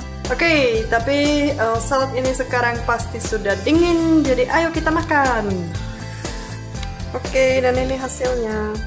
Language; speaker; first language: Indonesian; non-native, fluent; Czech